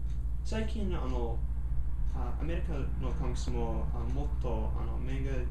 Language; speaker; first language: Japanese; non-native, learner; English